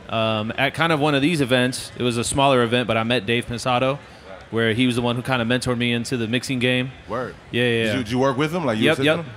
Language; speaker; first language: English; native; English